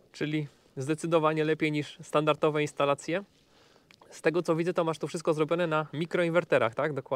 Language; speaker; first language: Polish; native; Polish